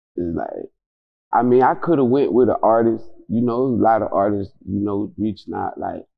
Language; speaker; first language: English; native; English